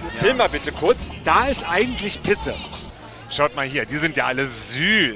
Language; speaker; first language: German; native; German